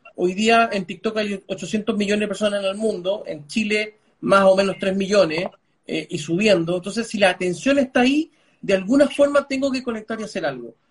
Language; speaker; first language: Spanish; early bilingual, other home language; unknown